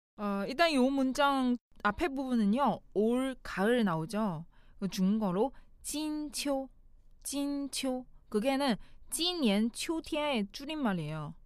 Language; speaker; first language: Korean; non-native, fluent; Chinese